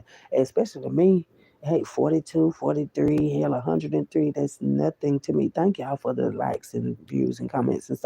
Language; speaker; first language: English; native; English